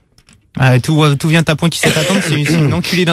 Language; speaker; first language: French; native; French